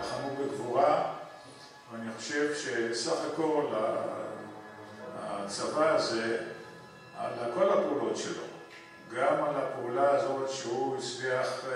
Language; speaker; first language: Hebrew; early bilingual, other home language; Polish